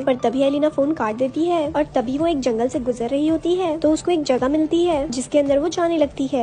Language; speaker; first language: Hindi; native; Hindi